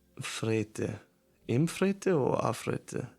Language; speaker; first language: Portuguese; non-native, learner; German